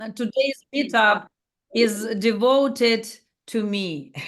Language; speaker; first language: English; non-native, fluent; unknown